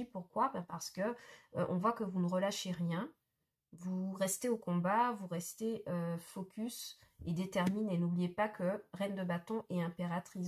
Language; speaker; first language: French; native; French